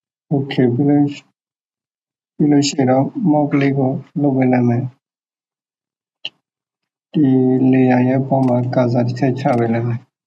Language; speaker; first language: Burmese; native; Burmese